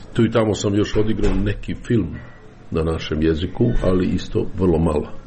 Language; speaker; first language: Serbian; native; Serbian